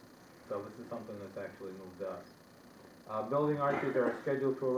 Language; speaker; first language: English; native; English